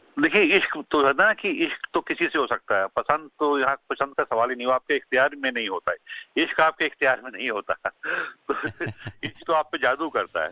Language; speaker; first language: Urdu; non-native, local second language; Punjabi